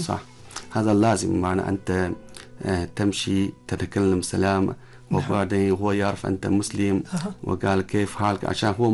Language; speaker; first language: Arabic; non-native, learner; Chinese